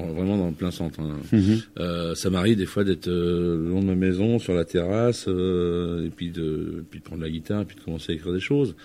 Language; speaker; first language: French; native; French